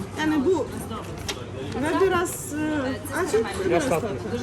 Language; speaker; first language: Turkish; non-native, learner; Ukrainian